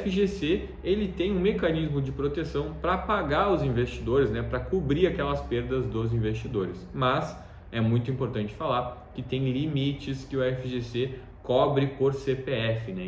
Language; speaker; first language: Portuguese; native; Portuguese